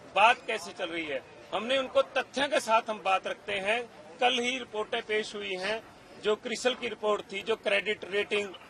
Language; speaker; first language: Hindi; native; Hindi